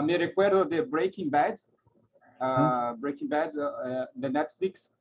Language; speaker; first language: Spanish; non-native, learner; Portuguese